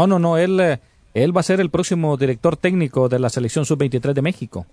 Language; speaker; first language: Spanish; native; Spanish